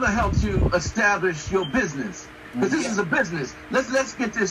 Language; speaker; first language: English; native; English